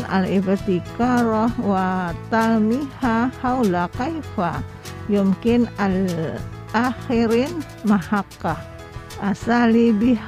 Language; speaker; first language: Arabic; non-native, fluent; Indonesian